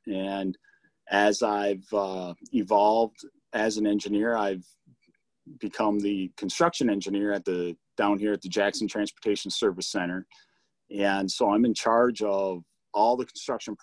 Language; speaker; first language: English; native; English